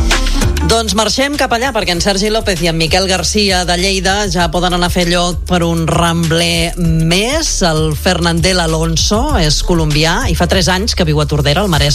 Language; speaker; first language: Catalan; native; Catalan